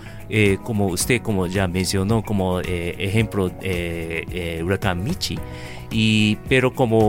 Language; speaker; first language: Spanish; non-native, learner; Japanese